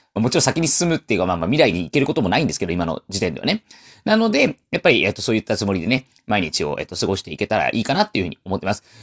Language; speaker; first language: Japanese; non-native, fluent; Chinese